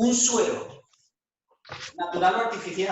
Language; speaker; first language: Spanish; native; Spanish